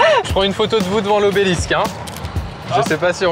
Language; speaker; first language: French; native; French